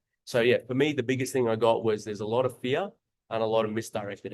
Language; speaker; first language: English; native; English